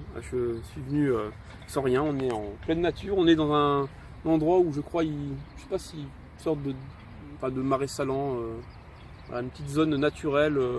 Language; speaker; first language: French; native; French